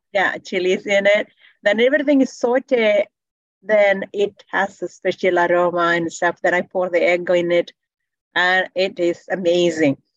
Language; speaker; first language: English; non-native, local second language; Malayalam